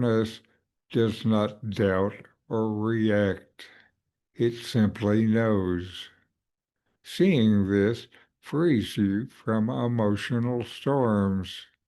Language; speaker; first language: English; native; English